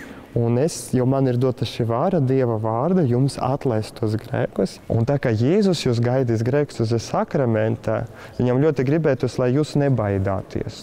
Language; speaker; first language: Latvian; non-native, fluent; Russian